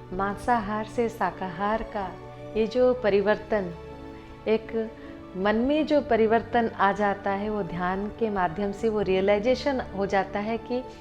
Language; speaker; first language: Hindi; native; Hindi